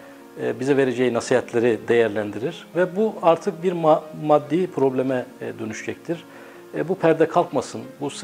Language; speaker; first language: Turkish; native; Turkish